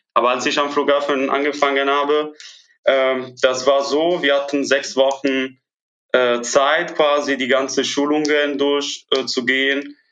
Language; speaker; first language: German; non-native, fluent; Italian